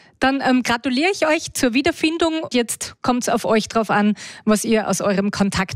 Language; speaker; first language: German; native; German